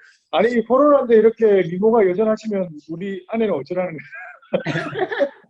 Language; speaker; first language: Korean; native; Korean